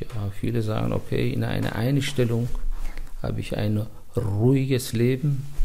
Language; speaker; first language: German; non-native, fluent; Persian